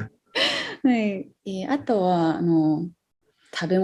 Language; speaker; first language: Japanese; non-native, fluent; English